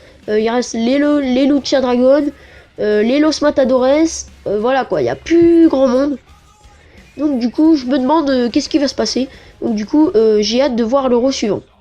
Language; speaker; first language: French; native; French